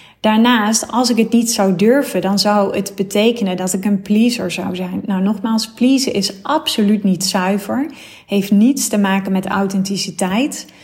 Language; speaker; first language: Dutch; native; Dutch